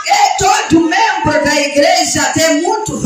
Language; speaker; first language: Portuguese; non-native, local second language; Shona